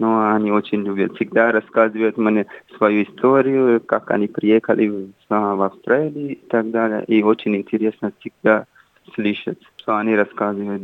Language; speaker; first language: Russian; non-native, fluent; Hindi